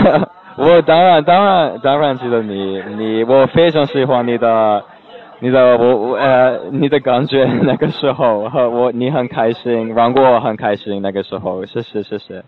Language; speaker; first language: Chinese; non-native, learner; English